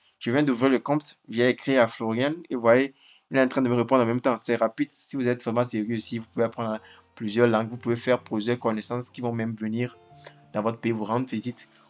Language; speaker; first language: French; non-native, local second language; Ewe